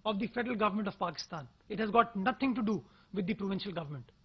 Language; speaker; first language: English; non-native, local second language; Urdu